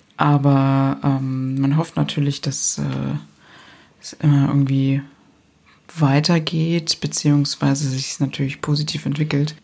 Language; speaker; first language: German; native; German